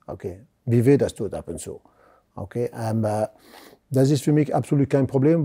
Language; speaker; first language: German; non-native, fluent; French